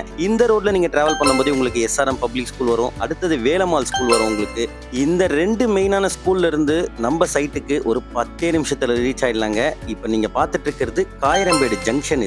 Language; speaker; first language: Tamil; native; Tamil